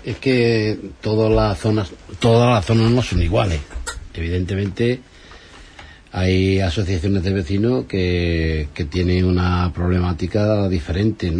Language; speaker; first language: Spanish; native; Spanish